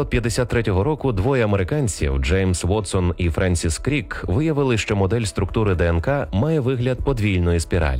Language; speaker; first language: Ukrainian; native; Ukrainian